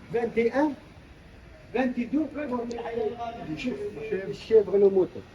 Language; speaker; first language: French; non-native, learner; Arabic